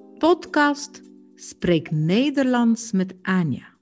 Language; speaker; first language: Dutch; non-native, fluent; Polish